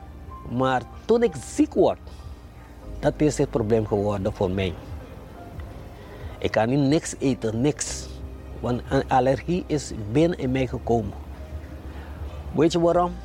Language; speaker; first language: Dutch; non-native, local second language; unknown